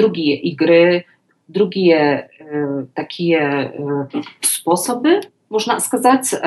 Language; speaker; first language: Russian; non-native, learner; Polish